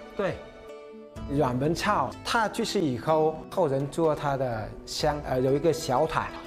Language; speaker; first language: Chinese; non-native, fluent; Vietnamese